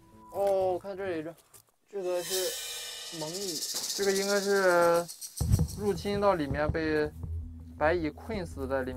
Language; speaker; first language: Chinese; native; Chinese